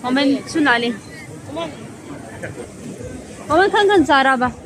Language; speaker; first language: Chinese; non-native, fluent; Urdu